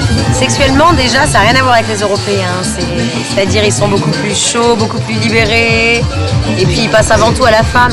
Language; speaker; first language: French; native; French